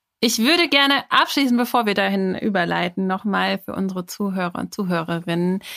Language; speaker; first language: German; native; German